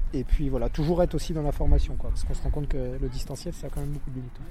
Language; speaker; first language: French; native; French